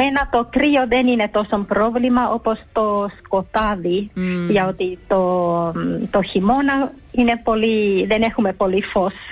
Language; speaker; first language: Greek; early bilingual, heritage; Greek